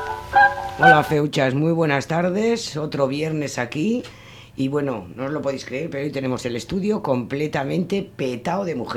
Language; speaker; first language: Spanish; native; Spanish